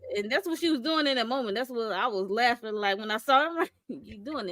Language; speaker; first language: English; native; English